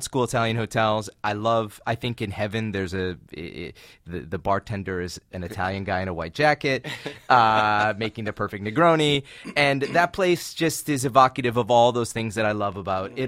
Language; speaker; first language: English; native; English